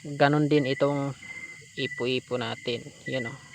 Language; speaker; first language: Filipino; non-native, local second language; Cebuano